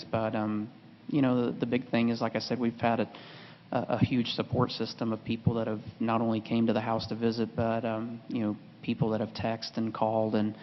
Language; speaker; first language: English; native; English